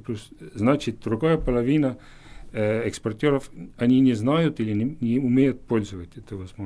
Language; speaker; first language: Russian; non-native, fluent; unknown